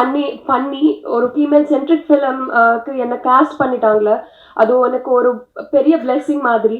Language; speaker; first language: Tamil; non-native, learner; Telugu